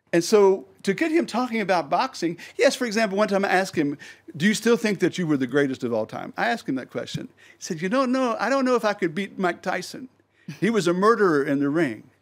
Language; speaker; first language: English; native; English